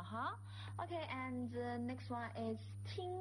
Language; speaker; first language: English; non-native, fluent; Chinese